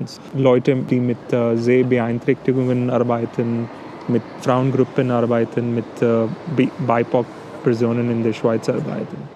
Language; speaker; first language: German; non-native, fluent; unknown